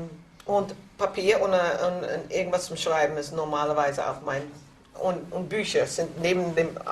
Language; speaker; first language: German; non-native, learner; English